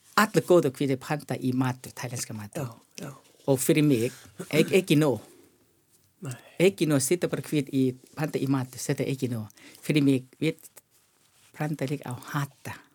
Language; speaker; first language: Icelandic; non-native, learner; Thai